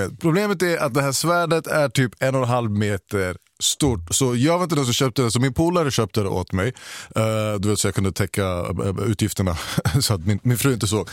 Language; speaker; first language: Swedish; native; Swedish